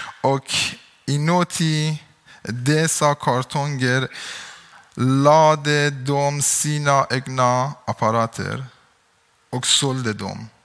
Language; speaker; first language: Swedish; non-native, learner; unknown